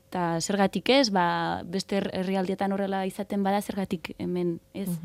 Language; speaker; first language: Basque; non-native, fluent; Catalan